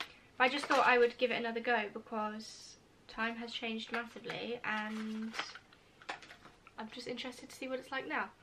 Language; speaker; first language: English; native; English